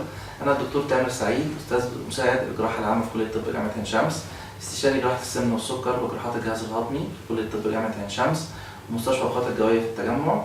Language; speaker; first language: Arabic; native; Arabic